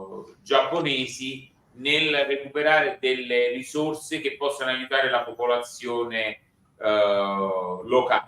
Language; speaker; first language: Italian; native; Italian